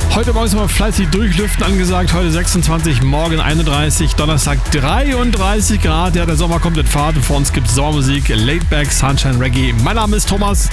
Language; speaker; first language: German; native; German